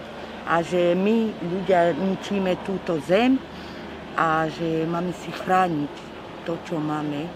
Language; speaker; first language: Slovak; non-native, local second language; Romany